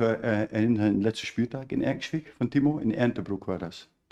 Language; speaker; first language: German; native; German